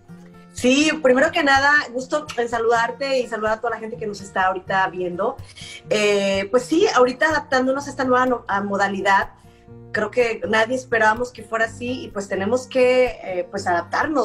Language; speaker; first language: Spanish; native; Spanish